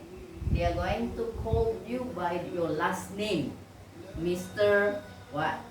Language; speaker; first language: English; non-native, fluent; Indonesian